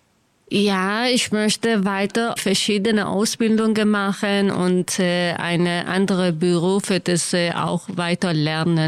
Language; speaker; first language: German; non-native, learner; Kurdish